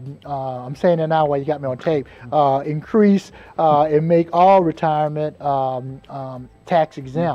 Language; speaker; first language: English; native; English